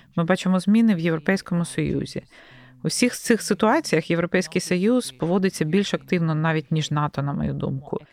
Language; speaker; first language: Ukrainian; native; Ukrainian